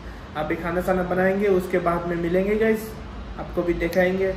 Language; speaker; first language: Hindi; non-native, local second language; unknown